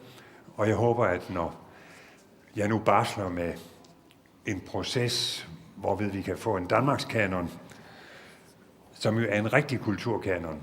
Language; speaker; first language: Danish; native; Danish